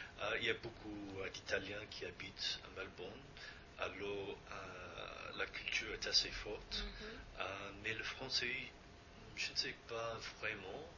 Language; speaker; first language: French; non-native, fluent; English